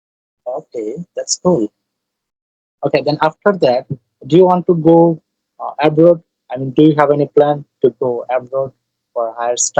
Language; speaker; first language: English; non-native, learner; Bangla